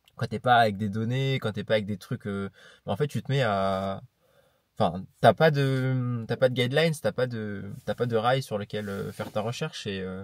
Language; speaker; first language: French; native; French